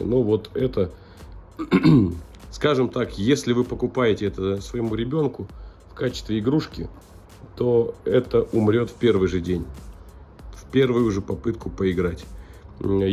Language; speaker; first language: Russian; native; Russian